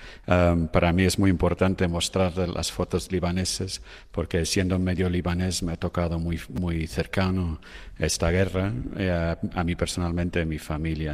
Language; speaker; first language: Spanish; non-native, fluent; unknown